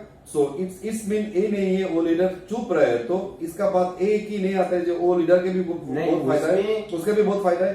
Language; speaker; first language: Hindi; non-native, learner; Bangla